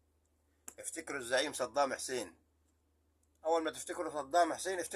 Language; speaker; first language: Arabic; native; Arabic